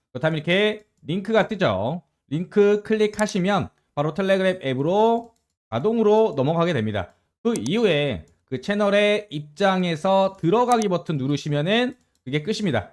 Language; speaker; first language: Korean; native; Korean